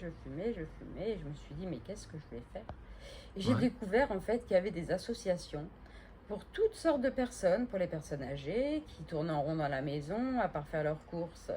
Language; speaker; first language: French; native; French